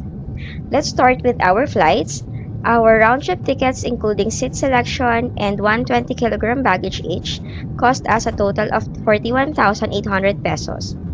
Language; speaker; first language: English; non-native, local second language; Filipino